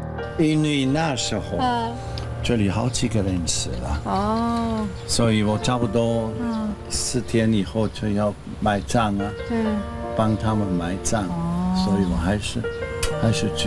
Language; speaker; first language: Chinese; non-native, fluent; German